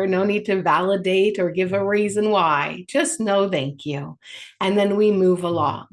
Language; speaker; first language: English; native; English